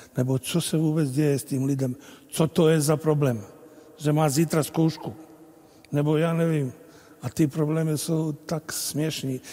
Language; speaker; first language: Czech; non-native, fluent; Bosnian